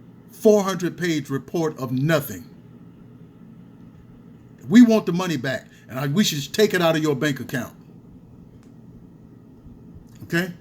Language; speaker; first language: English; native; English